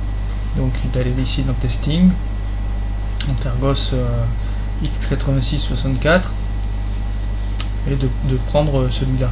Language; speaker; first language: French; native; French